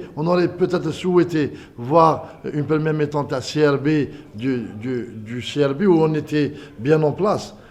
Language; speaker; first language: French; non-native, local second language; Arabic